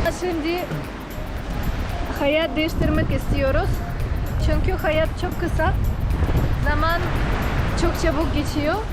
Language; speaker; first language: Turkish; non-native, learner; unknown